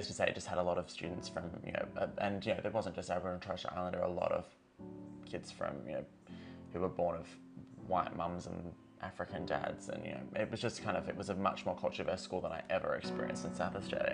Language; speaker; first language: English; native; English